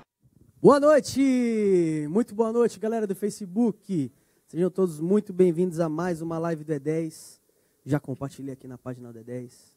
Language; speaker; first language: Portuguese; native; Portuguese